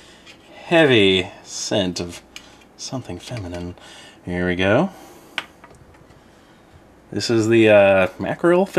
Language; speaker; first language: English; native; English